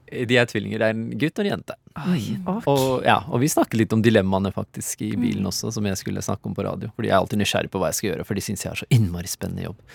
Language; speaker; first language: Norwegian; early bilingual, other home language; Urdu